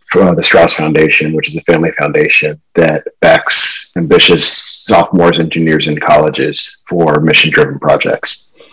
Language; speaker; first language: English; native; English